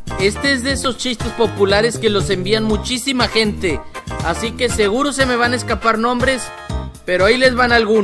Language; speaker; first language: Spanish; native; Spanish